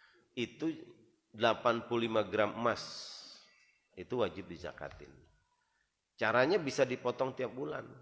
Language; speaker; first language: Indonesian; native; Indonesian